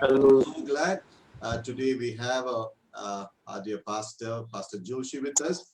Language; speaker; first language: English; non-native, local second language; Tamil